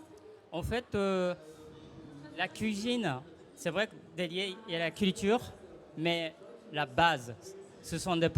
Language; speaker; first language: French; non-native, fluent; Japanese